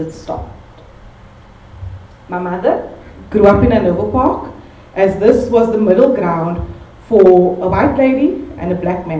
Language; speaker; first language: English; native; English